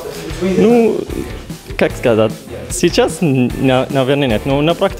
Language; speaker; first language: Russian; non-native, learner; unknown